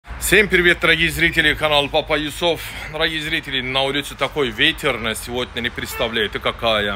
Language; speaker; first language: Russian; non-native, learner; Turkish